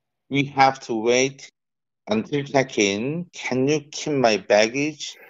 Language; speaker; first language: English; non-native, learner; Korean